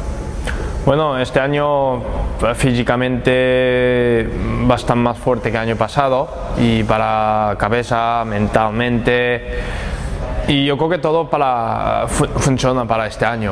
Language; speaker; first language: Spanish; non-native, learner; Japanese